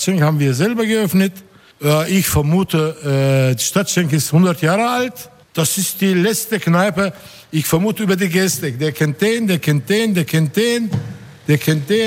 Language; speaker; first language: German; non-native, fluent; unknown